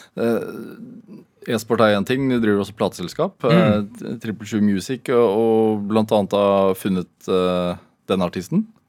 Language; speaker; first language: Norwegian; native; Norwegian